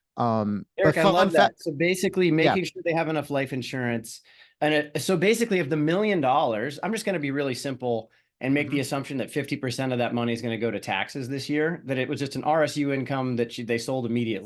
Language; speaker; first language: English; native; English